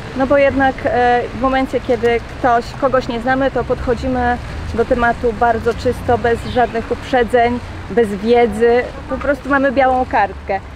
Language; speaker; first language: Polish; non-native, fluent; Croatian